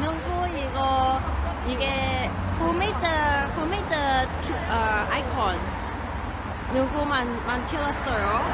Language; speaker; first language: Korean; non-native, learner; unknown